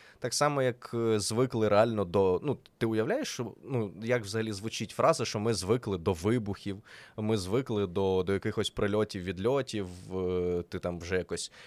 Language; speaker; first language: Ukrainian; non-native, local second language; Russian